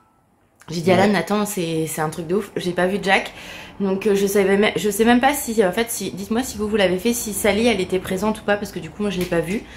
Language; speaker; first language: French; native; French